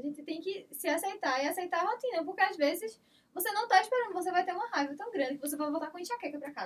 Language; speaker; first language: Portuguese; native; Portuguese